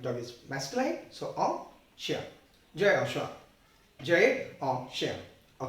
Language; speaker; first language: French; non-native, fluent; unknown